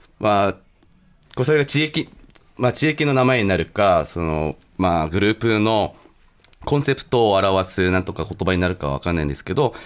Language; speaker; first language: Japanese; non-native, fluent; Korean